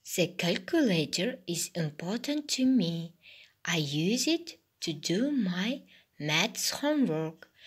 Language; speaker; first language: English; non-native, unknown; Kazakh